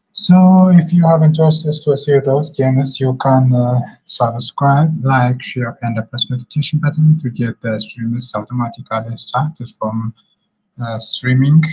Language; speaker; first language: English; non-native, learner; Amharic